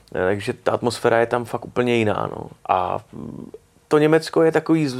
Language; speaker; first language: Czech; native; Czech